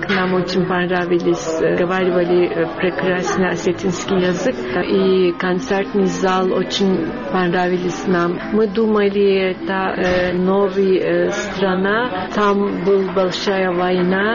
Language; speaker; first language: Russian; non-native, learner; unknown